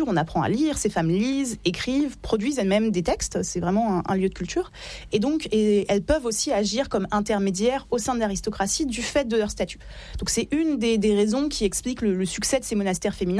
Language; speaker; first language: French; native; French